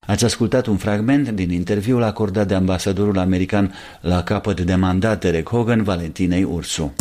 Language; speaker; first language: Romanian; native; Romanian